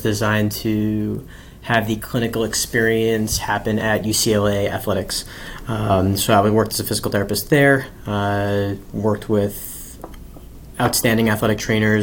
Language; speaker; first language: English; native; English